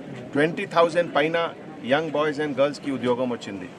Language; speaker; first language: Telugu; native; Telugu